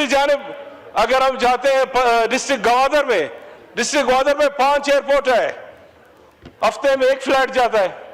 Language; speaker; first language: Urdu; non-native, local second language; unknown